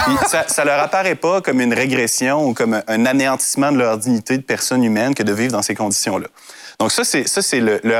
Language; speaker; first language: French; native; French